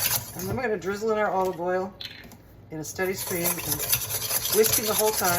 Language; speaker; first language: English; native; English